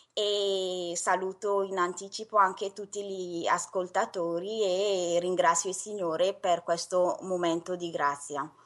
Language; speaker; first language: Italian; non-native, fluent; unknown